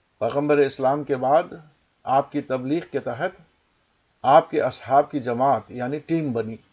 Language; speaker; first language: Urdu; native; Urdu